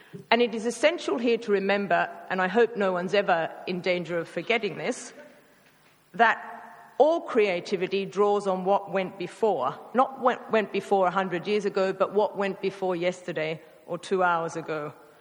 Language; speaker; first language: English; native; English